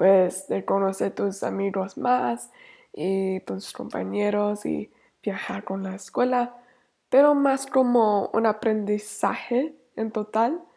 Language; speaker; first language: Spanish; non-native, learner; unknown